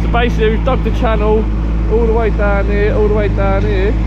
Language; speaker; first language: English; native; English